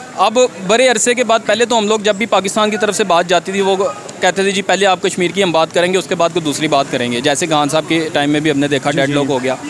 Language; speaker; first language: Urdu; non-native, local second language; Punjabi